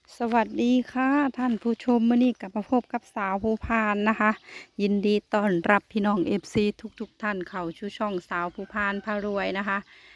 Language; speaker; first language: Thai; native; Thai